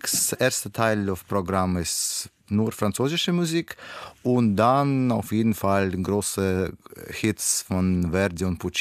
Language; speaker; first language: German; non-native, learner; Russian